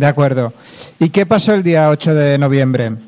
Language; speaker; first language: Spanish; non-native, local second language; Catalan